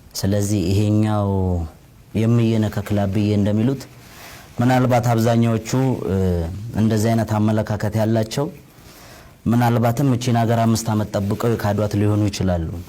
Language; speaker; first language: Amharic; non-native, local second language; Oromo